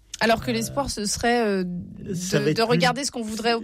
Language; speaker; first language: French; native; French